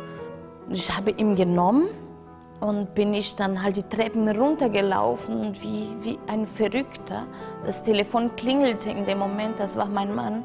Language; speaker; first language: German; non-native, fluent; Portuguese